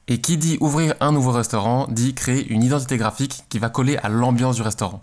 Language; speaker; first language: French; native; French